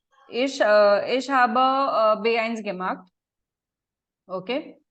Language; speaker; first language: German; non-native, fluent; Marathi